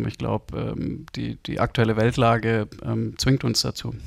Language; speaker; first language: German; native; German